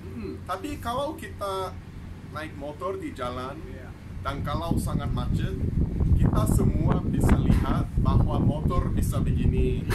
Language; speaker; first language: Indonesian; non-native, fluent; English